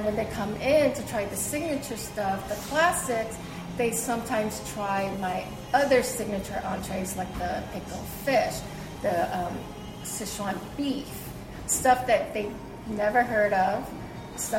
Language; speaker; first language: English; early bilingual, other home language; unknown